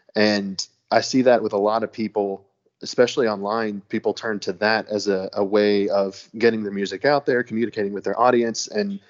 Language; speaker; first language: English; native; English